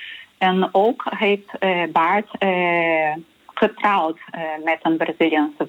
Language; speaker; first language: Dutch; non-native, fluent; Portuguese